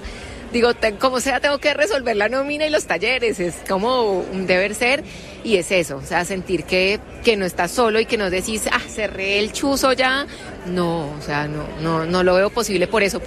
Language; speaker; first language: Spanish; native; Spanish